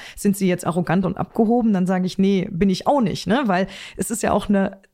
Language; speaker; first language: German; native; German